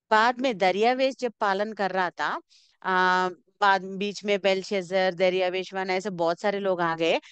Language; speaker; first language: Hindi; non-native, local second language; Telugu